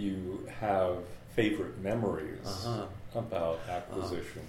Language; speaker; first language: English; native; English